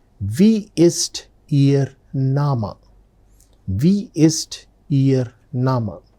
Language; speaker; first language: German; non-native, fluent; Telugu